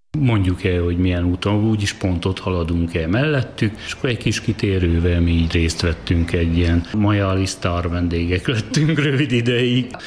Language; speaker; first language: Hungarian; native; Hungarian